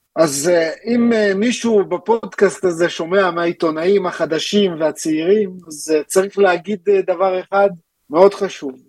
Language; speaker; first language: Hebrew; early bilingual, other home language; Russian